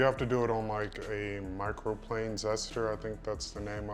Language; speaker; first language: English; native; English